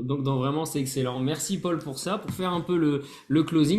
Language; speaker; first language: French; native; French